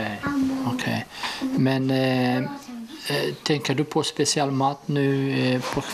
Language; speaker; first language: Swedish; non-native, fluent; Arabic